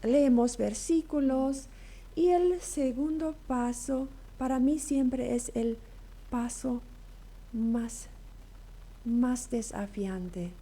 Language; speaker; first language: Spanish; non-native, local second language; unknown